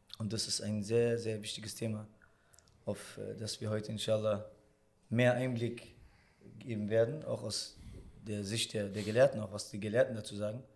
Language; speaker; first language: German; early bilingual, other home language; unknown